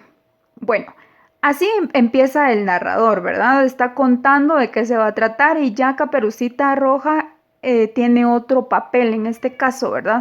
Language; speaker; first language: Spanish; native; Spanish